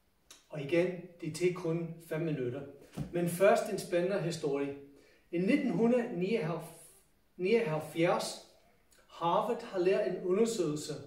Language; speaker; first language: Danish; non-native, fluent; English